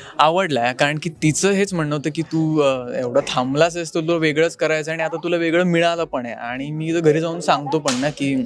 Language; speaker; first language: Marathi; native; Marathi